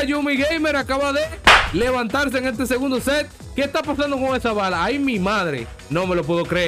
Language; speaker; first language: Spanish; native; Spanish